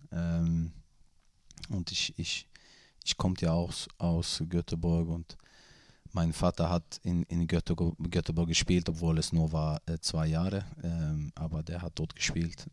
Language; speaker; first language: German; non-native, fluent; Swedish